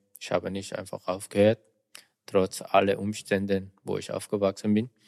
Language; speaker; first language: German; non-native, fluent; Tigrinya